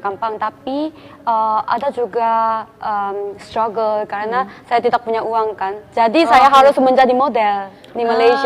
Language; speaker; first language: Indonesian; non-native, fluent; Korean